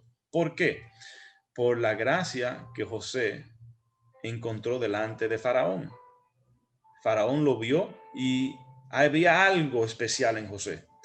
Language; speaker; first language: Spanish; native; Spanish